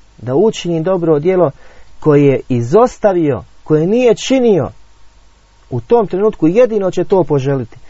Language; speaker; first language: Bosnian; native; Bosnian